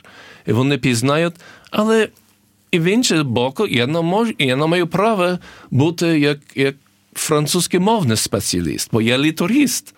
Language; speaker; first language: Ukrainian; early bilingual, heritage; English